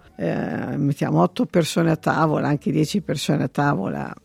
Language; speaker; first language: Italian; native; Italian